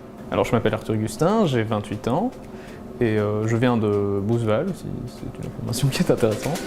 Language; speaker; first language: French; native; French